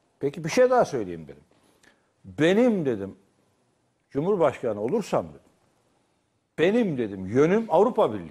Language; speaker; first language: Turkish; native; Turkish